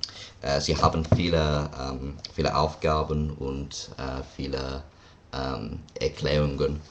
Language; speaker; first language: German; non-native, learner; English